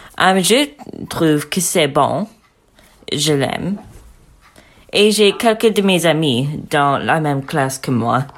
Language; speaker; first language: French; non-native, learner; English